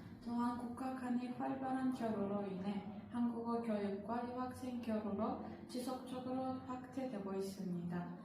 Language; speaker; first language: Korean; non-native, learner; Uzbek